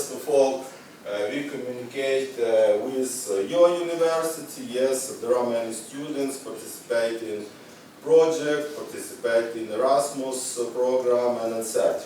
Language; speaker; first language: English; non-native, learner; Ukrainian